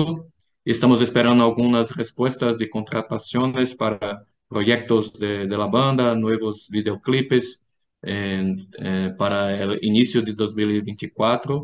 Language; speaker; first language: Spanish; non-native, fluent; Portuguese